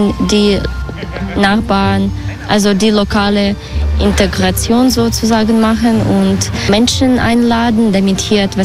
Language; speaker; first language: German; non-native, fluent; Russian